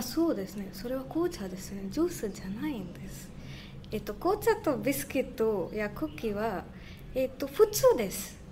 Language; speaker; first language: Japanese; non-native, learner; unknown